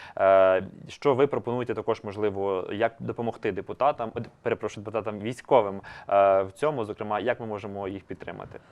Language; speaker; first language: Ukrainian; native; Ukrainian